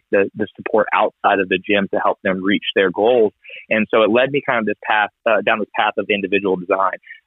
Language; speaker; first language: English; native; English